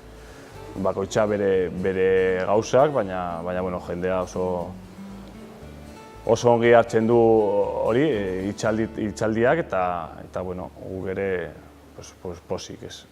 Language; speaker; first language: Basque; non-native, local second language; Spanish